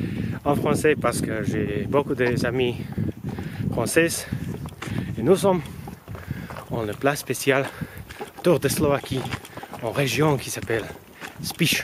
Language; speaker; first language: French; non-native, learner; Slovak